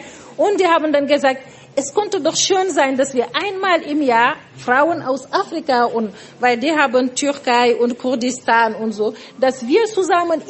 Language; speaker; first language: German; non-native, fluent; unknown